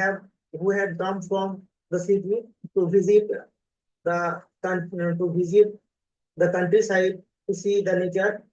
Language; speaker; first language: English; non-native, learner; Bangla